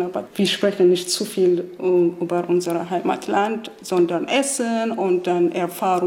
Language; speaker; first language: German; non-native, learner; Arabic